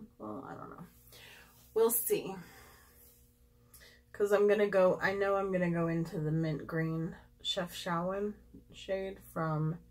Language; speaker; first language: English; native; English